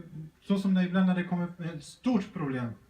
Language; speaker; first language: Swedish; early bilingual, other home language; Spanish